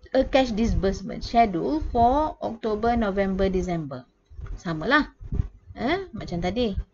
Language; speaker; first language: English; non-native, local second language; Malay